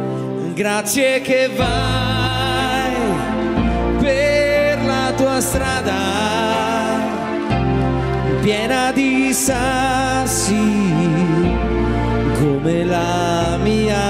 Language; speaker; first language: Italian; native; Italian